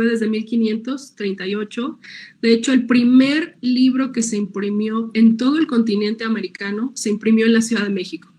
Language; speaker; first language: Spanish; native; Spanish